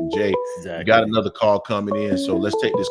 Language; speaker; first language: English; native; English